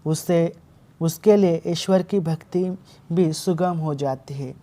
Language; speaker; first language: Hindi; non-native, local second language; Marathi